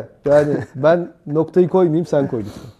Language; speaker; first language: Turkish; native; Turkish